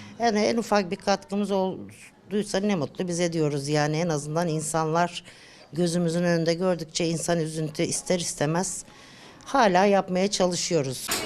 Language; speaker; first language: Turkish; native; Turkish